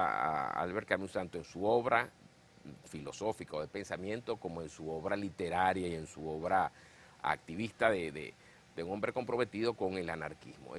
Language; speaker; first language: Spanish; native; Spanish